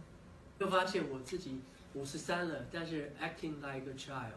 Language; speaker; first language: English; non-native, learner; Chinese